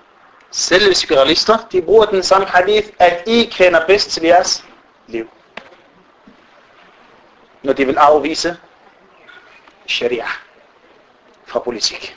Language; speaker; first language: Danish; non-native, fluent; Arabic